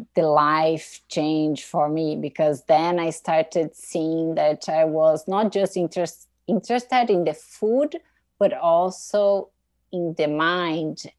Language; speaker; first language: English; non-native, fluent; Portuguese